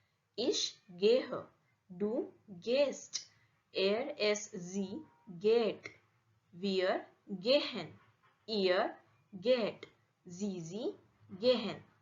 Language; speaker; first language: German; non-native, fluent; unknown